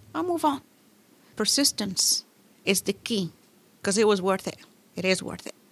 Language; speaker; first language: English; non-native, fluent; Arabic